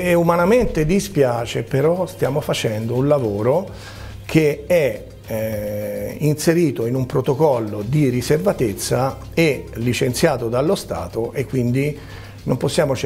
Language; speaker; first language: Italian; native; Italian